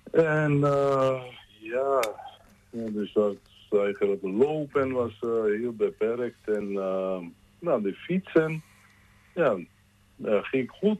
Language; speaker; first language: Dutch; non-native, learner; Georgian